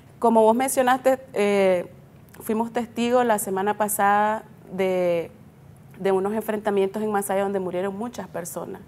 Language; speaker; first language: Spanish; native; Spanish